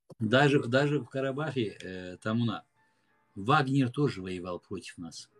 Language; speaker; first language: Russian; non-native, fluent; Azerbaijani